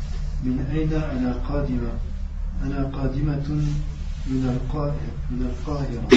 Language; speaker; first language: Arabic; non-native, learner; French